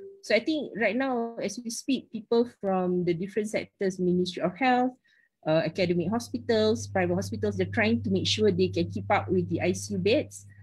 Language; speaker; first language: English; non-native, local second language; Malay